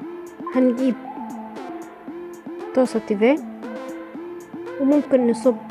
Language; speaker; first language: Greek; non-native, learner; Arabic